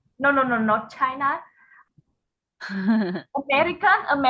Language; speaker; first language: English; non-native, learner; Vietnamese